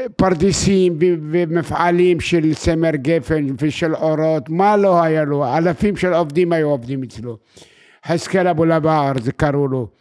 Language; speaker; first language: Hebrew; non-native, fluent; Arabic